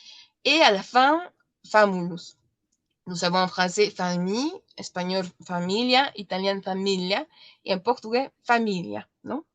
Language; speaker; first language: French; non-native, learner; Spanish